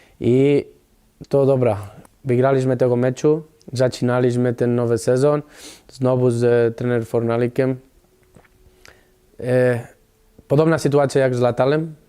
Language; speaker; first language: Polish; non-native, learner; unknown